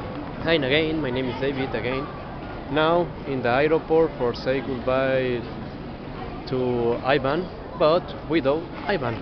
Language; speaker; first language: English; non-native, learner; Spanish